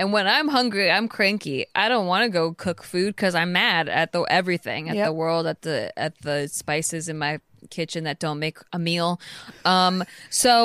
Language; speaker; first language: English; native; English